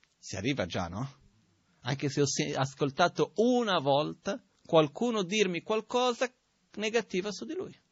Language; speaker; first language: Italian; non-native, fluent; Portuguese